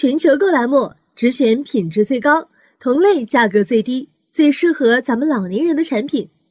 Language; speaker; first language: Chinese; native; Chinese